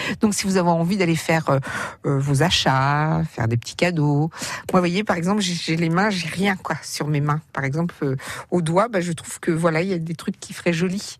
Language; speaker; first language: French; native; French